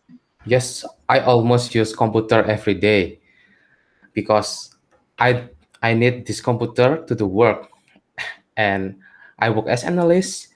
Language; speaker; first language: English; non-native, learner; Indonesian